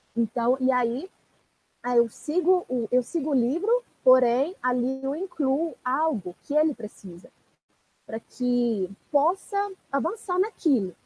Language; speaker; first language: Portuguese; non-native, fluent; Italian